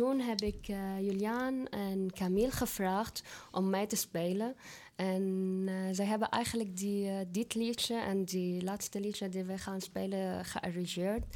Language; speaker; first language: Dutch; non-native, fluent; Arabic